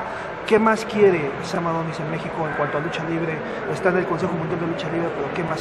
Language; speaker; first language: Spanish; native; Spanish